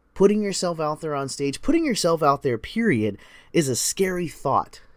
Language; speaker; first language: English; native; English